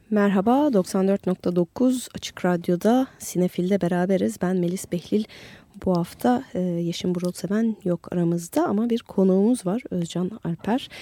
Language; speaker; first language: Turkish; native; Turkish